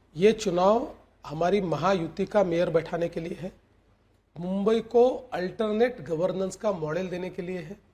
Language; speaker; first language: Hindi; non-native, local second language; Marathi